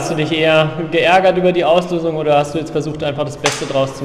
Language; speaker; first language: German; native; German